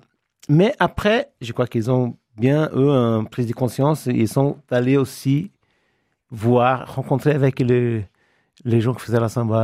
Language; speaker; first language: French; non-native, fluent; Portuguese